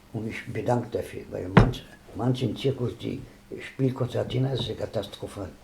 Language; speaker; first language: German; non-native, learner; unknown